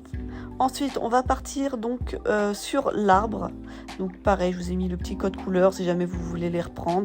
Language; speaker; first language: French; native; French